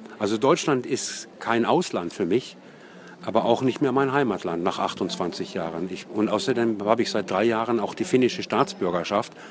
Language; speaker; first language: German; native; German